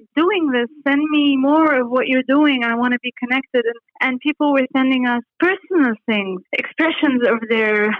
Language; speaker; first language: English; non-native, fluent; Arabic